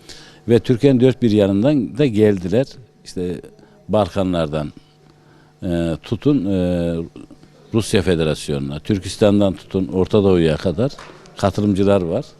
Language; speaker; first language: Turkish; native; Turkish